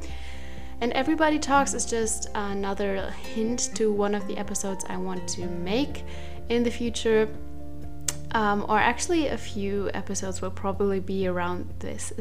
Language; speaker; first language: English; non-native, fluent; German